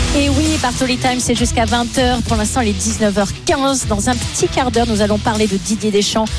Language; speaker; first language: French; native; French